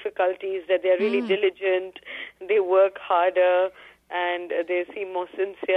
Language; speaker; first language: English; non-native, local second language; Hindi